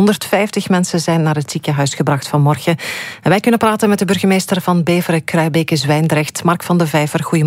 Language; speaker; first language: Dutch; native; Dutch